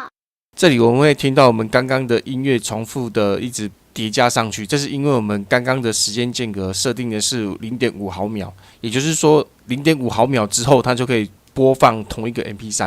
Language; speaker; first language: Chinese; native; Chinese